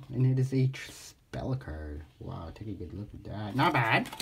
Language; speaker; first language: English; native; English